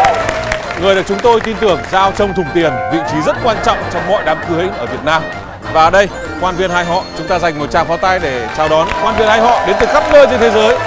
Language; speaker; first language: Vietnamese; native; Vietnamese